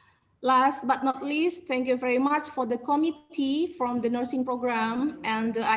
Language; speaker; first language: English; non-native, learner; Indonesian